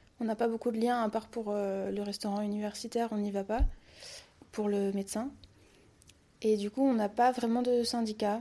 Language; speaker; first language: French; native; French